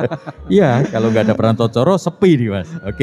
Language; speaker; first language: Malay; non-native, local second language; Javanese